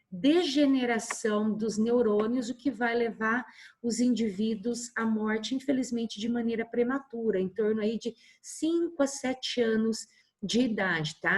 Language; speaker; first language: Portuguese; native; Portuguese